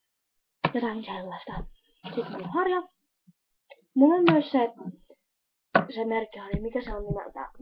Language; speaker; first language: Finnish; native; Finnish